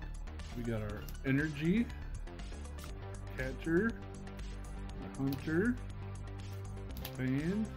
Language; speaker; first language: English; native; English